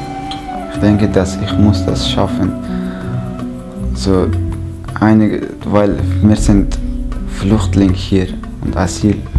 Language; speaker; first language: German; non-native, learner; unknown